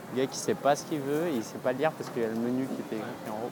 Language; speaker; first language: French; native; French